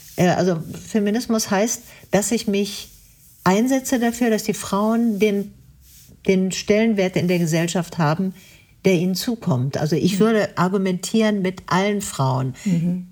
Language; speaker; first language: German; native; German